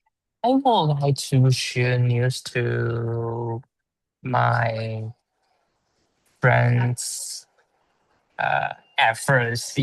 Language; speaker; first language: English; non-native, learner; Chinese